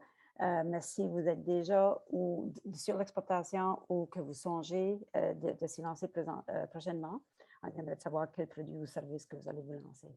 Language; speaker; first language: French; native; French